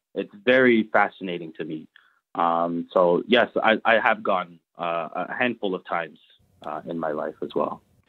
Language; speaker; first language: English; early bilingual, other home language; Portuguese